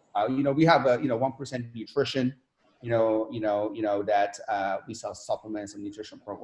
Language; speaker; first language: English; non-native, fluent; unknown